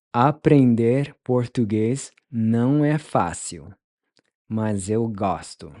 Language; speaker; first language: Portuguese; non-native, fluent; English